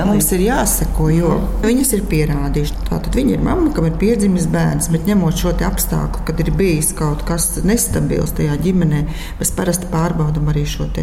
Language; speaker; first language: Latvian; native; Latvian